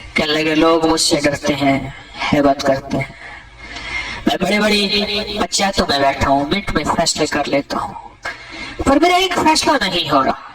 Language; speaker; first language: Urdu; non-native, local second language; Punjabi